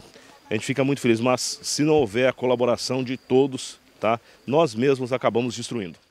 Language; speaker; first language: Portuguese; native; Portuguese